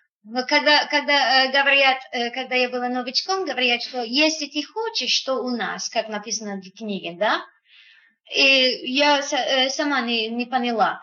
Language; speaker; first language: Russian; non-native, fluent; English